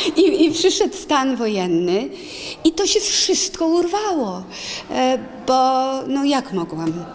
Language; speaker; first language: Polish; early bilingual, heritage; Polish